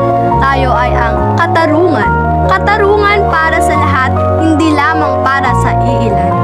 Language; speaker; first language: Filipino; native; Filipino